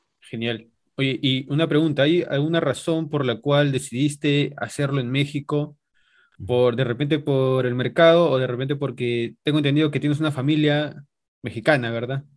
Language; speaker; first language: Spanish; native; Spanish